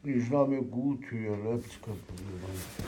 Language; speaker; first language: German; non-native, learner; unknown